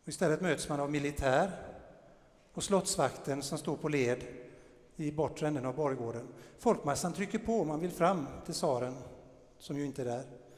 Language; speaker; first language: Swedish; native; Swedish